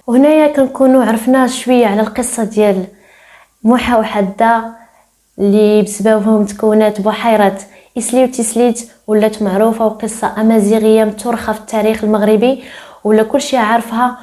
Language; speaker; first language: Arabic; native; Arabic